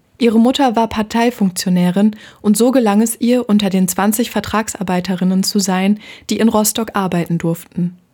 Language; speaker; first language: German; native; German